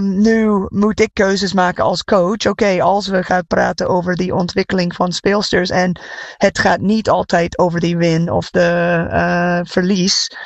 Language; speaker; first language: Dutch; non-native, fluent; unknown